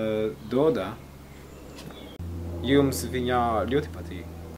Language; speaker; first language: Latvian; non-native, learner; Polish